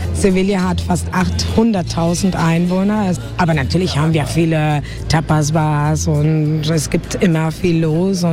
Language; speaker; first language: German; non-native, fluent; Spanish